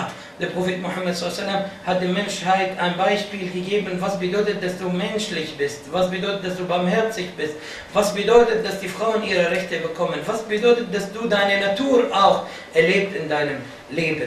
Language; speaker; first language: German; non-native, fluent; Arabic